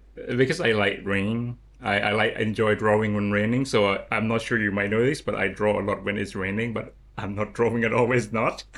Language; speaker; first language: English; non-native, learner; Lao